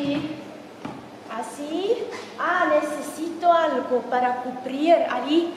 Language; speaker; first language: Spanish; non-native, learner; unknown